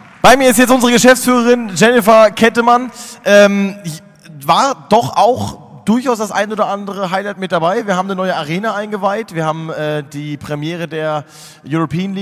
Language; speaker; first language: German; native; German